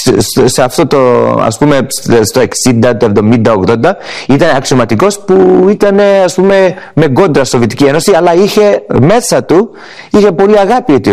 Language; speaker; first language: Greek; early bilingual, heritage; English